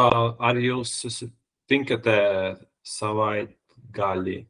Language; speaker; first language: Lithuanian; non-native, learner; Latvian